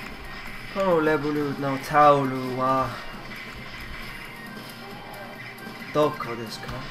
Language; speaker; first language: Japanese; non-native, learner; English